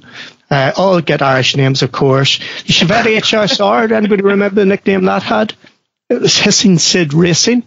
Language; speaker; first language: English; native; English